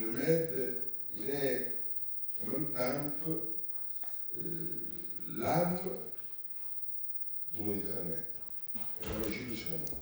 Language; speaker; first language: French; non-native, learner; Italian